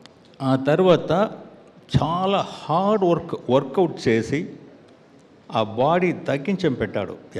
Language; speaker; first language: Telugu; non-native, learner; Tamil